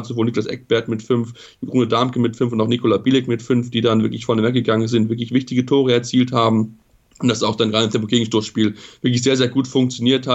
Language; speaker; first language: German; native; German